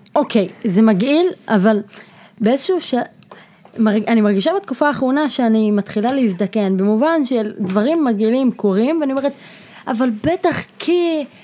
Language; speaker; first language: Hebrew; non-native, local second language; Arabic